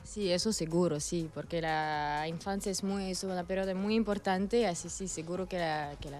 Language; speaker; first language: Spanish; non-native, learner; Russian